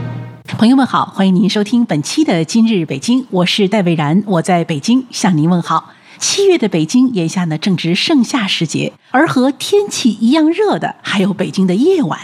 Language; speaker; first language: Chinese; native; Chinese